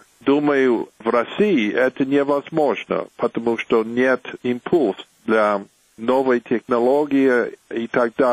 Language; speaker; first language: Russian; non-native, fluent; English